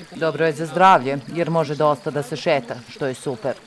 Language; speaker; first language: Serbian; non-native, learner; Russian